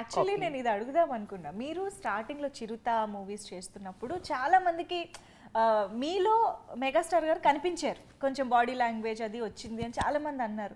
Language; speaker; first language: Telugu; native; Telugu